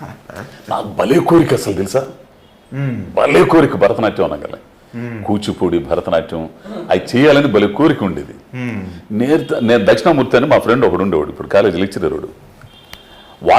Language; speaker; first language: Telugu; native; Telugu